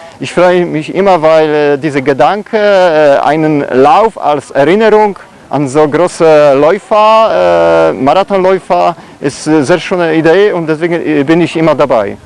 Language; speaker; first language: German; non-native, fluent; Polish